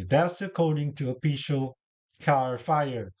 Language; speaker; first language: English; non-native, learner; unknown